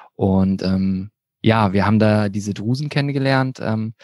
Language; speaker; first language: German; native; German